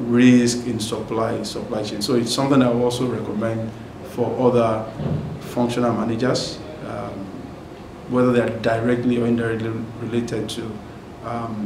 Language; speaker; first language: English; native; English